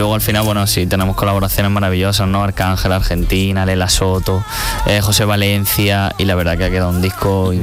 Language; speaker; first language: Spanish; native; Spanish